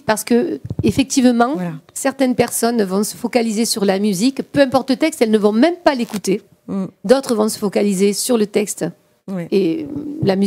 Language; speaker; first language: French; native; French